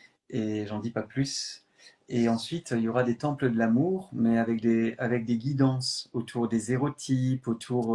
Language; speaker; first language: French; native; French